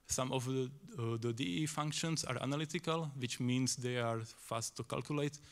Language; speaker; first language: English; non-native, fluent; Slovak